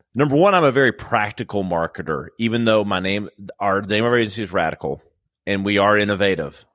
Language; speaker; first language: English; native; English